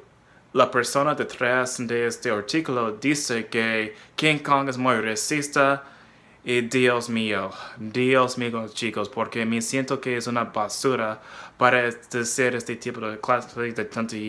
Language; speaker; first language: Spanish; non-native, fluent; English